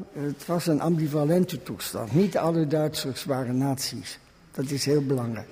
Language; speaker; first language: Dutch; early bilingual, other home language; German